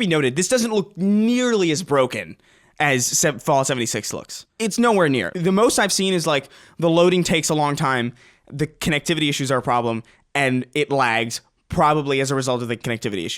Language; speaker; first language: English; native; English